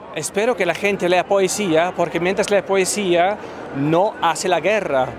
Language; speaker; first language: Spanish; non-native, fluent; Swiss German